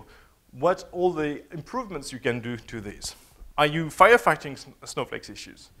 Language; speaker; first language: English; non-native, fluent; French